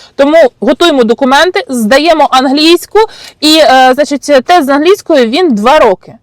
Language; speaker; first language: Ukrainian; non-native, local second language; Russian